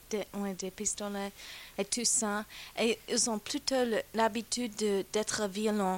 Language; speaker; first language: French; non-native, fluent; English